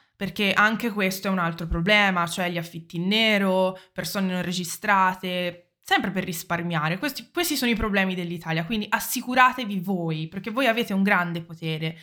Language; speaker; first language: Italian; native; Italian